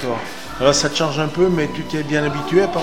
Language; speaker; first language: French; native; French